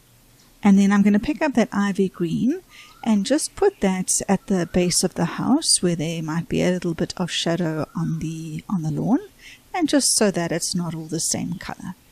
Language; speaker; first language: English; native; English